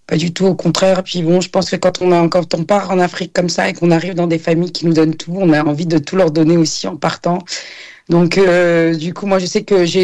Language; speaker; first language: French; non-native, local second language; Arabic